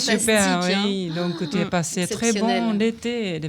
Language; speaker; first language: French; non-native, learner; Japanese